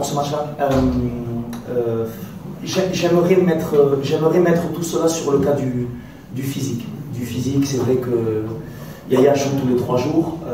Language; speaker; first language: French; native; French